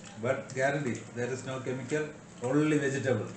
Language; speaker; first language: English; non-native, learner; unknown